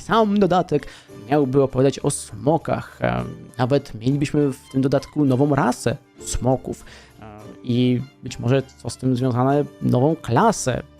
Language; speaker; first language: Polish; native; Polish